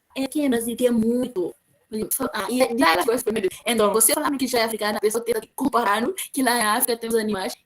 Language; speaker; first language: Portuguese; non-native, local second language; Upper Guinea Crioulo